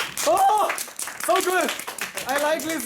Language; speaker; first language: English; non-native, fluent; Chinese